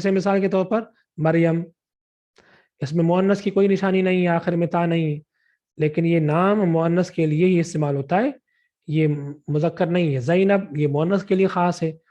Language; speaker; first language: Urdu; non-native, local second language; Sindhi